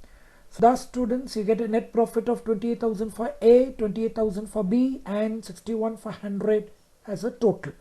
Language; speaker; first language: English; non-native, local second language; Kannada